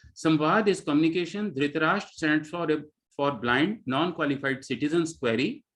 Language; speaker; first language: English; non-native, local second language; Hindi